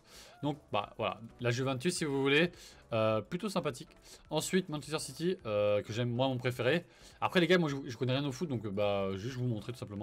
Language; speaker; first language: French; native; French